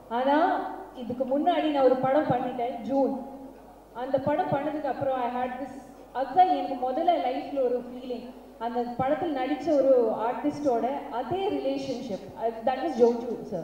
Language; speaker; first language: Tamil; non-native, learner; Malayalam